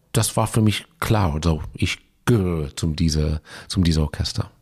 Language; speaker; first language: German; non-native, fluent; English